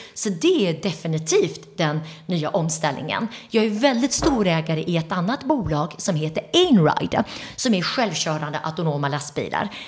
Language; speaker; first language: Swedish; early bilingual, other home language; Turoyo